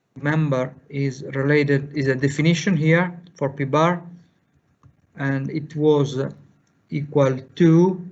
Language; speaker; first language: English; non-native, fluent; Italian